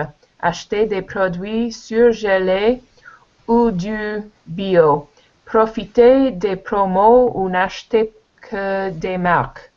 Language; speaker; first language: French; non-native, learner; English